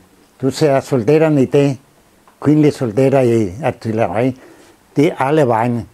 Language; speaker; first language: Danish; non-native, fluent; Spanish